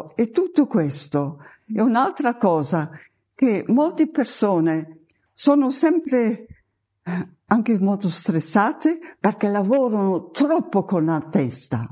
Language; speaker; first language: Italian; non-native, fluent; German